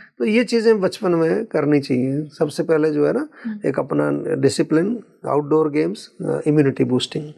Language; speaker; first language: Hindi; native; Hindi